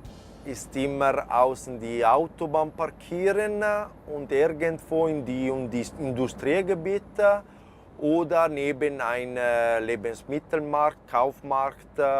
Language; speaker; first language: German; non-native, fluent; Italian